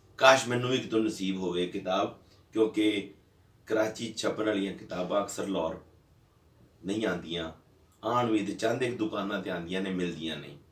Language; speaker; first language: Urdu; non-native, local second language; Punjabi